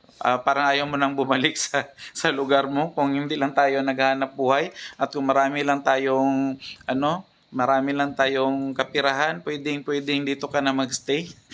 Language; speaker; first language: Filipino; non-native, local second language; Cebuano